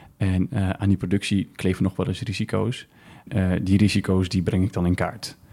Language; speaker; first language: Dutch; early bilingual, other home language; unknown